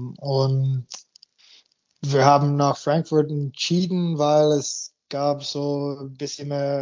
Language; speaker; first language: German; non-native, fluent; English